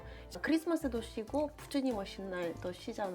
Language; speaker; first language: Korean; non-native, fluent; Ukrainian